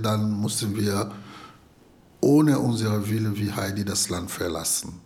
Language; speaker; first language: German; non-native, fluent; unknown